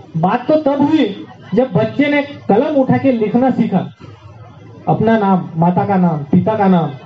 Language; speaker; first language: Hindi; non-native, local second language; Marathi